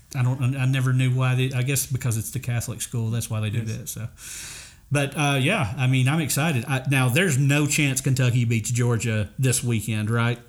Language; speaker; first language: English; native; English